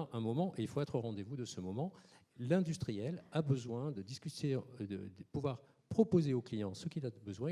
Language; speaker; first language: French; native; French